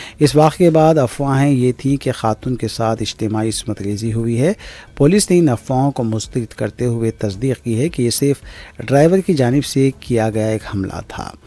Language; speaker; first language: Urdu; native; Urdu